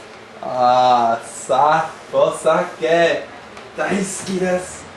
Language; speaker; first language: Japanese; non-native, learner; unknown